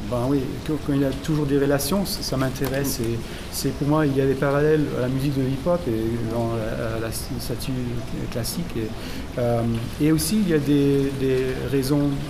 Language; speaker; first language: French; non-native, fluent; German